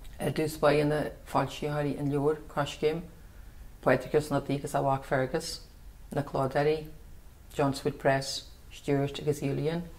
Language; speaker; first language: Irish; native; Irish